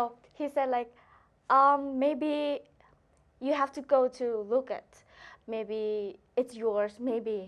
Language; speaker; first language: English; non-native, learner; Thai